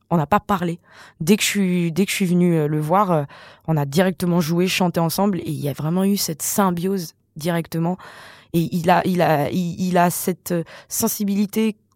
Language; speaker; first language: French; non-native, local second language; Malagasy